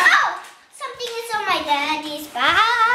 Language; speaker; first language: English; early bilingual, other home language; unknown